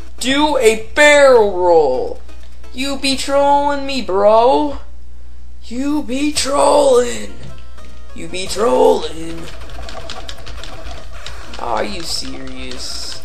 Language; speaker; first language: English; native; English